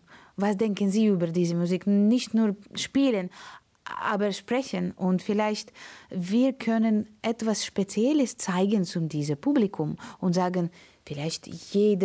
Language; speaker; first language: German; non-native, fluent; Russian